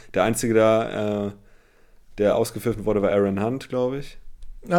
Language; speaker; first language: German; native; German